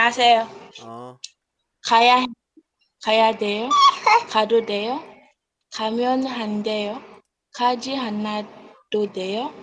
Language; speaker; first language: Korean; non-native, learner; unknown